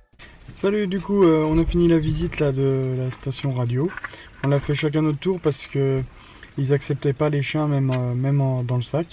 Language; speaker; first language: French; native; French